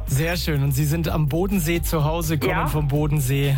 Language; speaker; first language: German; native; German